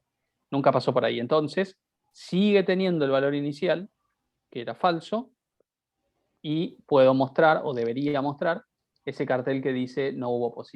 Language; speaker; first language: Spanish; native; Spanish